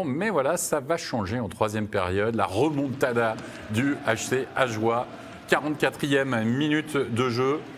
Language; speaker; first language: French; native; French